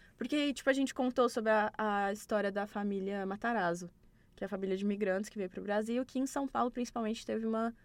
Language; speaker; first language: Portuguese; native; Portuguese